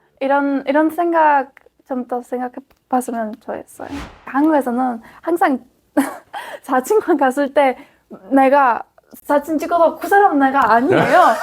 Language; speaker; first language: Korean; non-native, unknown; Spanish